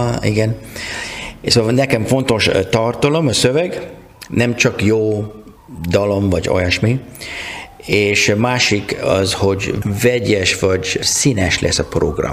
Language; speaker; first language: Hungarian; non-native, learner; English